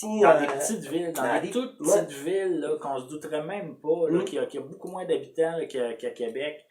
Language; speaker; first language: French; native; French